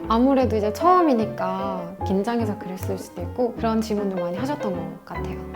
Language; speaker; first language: Korean; non-native, fluent; Turkish